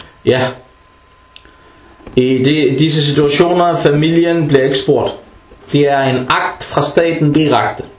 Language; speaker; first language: Danish; early bilingual, other home language; Arabic